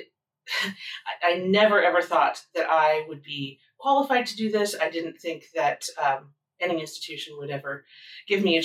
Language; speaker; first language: English; native; English